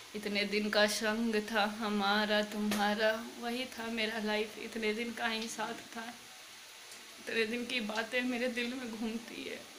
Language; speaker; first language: Hindi; native; Hindi